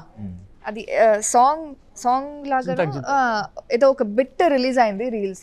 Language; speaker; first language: Telugu; non-native, local second language; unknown